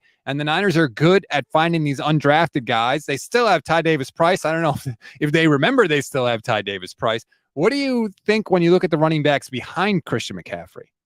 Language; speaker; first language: English; native; English